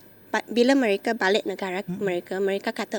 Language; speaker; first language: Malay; non-native, local second language; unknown